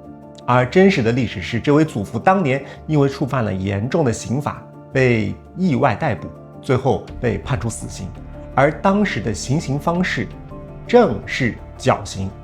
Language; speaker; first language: Chinese; native; Chinese